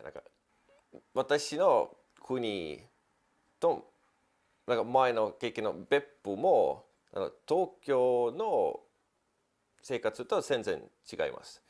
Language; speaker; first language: Japanese; non-native, fluent; Estonian